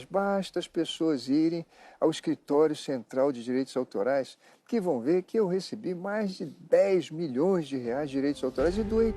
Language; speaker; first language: Portuguese; native; Portuguese